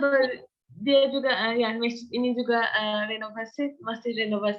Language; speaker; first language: Indonesian; non-native, learner; Turkish